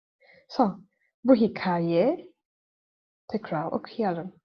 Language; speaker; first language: Turkish; non-native, fluent; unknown